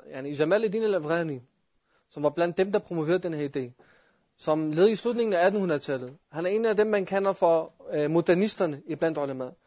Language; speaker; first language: Danish; early bilingual, other home language; Arabic